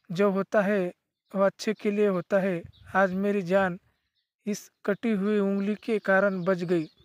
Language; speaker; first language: Hindi; non-native, local second language; Marathi